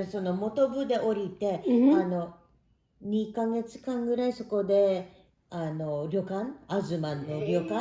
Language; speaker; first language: Japanese; early bilingual, heritage; Japanese